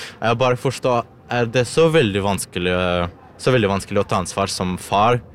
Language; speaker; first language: Norwegian; non-native, learner; Ukrainian